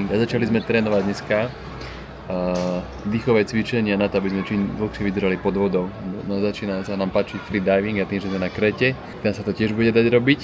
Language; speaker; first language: Slovak; native; Slovak